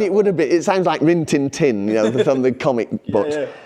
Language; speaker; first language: English; native; English